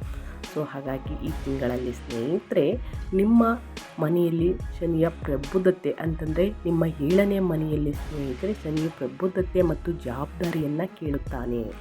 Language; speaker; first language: Kannada; native; Kannada